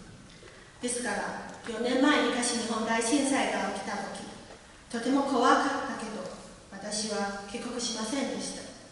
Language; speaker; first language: Japanese; non-native, learner; Chinese